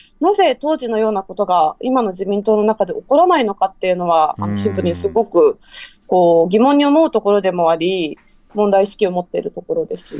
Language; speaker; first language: Japanese; native; Japanese